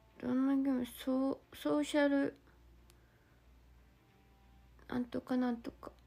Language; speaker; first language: Japanese; native; Japanese